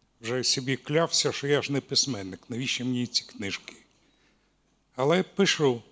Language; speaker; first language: Ukrainian; non-native, local second language; Russian